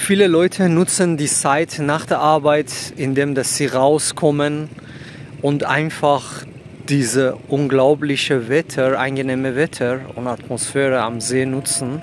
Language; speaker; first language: German; non-native, fluent; Persian